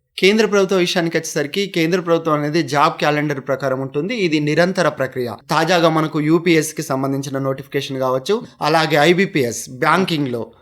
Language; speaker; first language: Telugu; native; Telugu